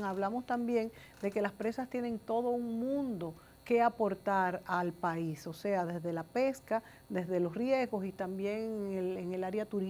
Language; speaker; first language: Spanish; native; Spanish